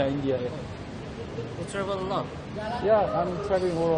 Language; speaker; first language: English; non-native, learner; Korean